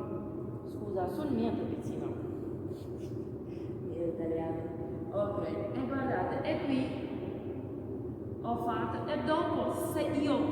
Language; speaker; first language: Italian; non-native, learner; Russian